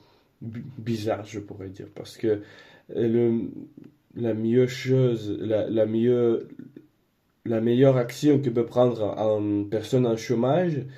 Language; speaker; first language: French; non-native, learner; Spanish